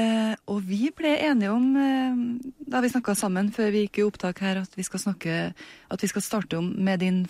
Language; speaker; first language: Norwegian; native; Norwegian